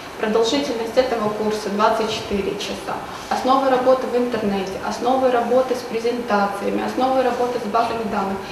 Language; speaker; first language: Russian; native; Russian